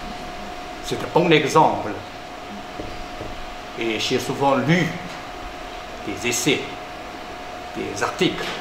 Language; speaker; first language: French; non-native, fluent; Chinese